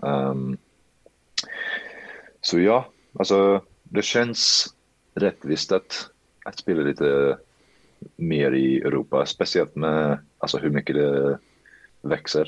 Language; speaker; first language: Swedish; early bilingual, heritage; Swedish